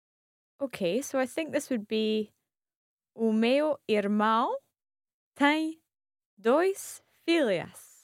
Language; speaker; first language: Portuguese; non-native, learner; English